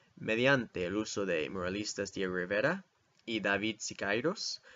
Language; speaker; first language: Spanish; non-native, learner; English